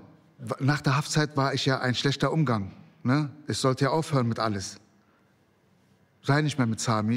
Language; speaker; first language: German; early bilingual, other home language; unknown